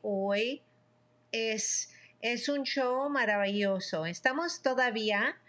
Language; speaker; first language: Spanish; early bilingual, heritage; Spanish